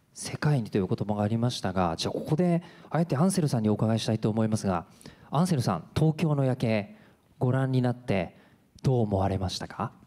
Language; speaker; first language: Japanese; native; Japanese